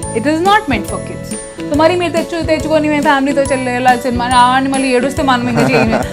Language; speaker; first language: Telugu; non-native, local second language; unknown